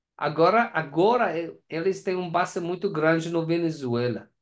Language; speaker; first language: Portuguese; non-native, learner; Persian